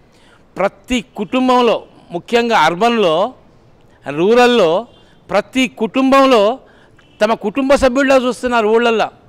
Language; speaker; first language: Telugu; native; Telugu